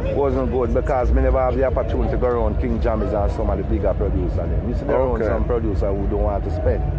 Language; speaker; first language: English; non-native, local second language; Jamaican Creole English